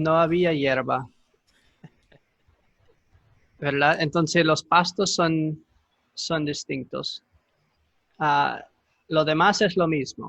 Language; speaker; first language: Spanish; non-native, fluent; English